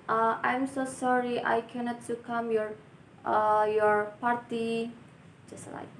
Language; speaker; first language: English; non-native, learner; Indonesian